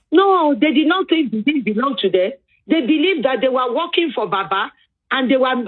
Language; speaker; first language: English; non-native, local second language; Yoruba